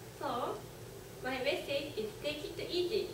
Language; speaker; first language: English; non-native, learner; Japanese